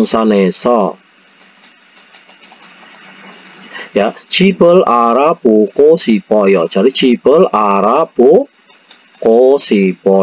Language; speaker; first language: Korean; non-native, fluent; Indonesian